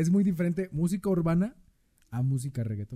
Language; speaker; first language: Spanish; native; Spanish